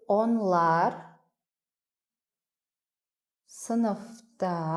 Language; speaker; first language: Turkish; non-native, fluent; Kazakh